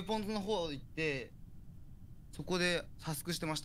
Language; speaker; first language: Japanese; native; Japanese